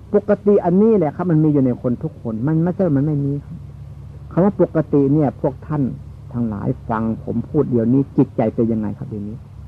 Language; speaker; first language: Thai; non-native, local second language; Northeastern Thai